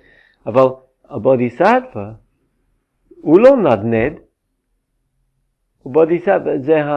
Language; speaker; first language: Hebrew; non-native, fluent; English